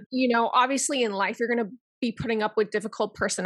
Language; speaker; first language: English; native; English